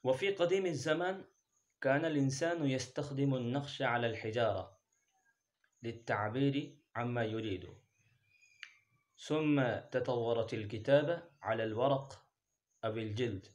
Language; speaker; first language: Arabic; non-native, fluent; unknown